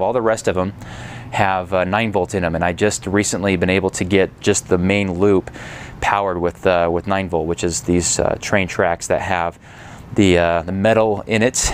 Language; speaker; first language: English; native; English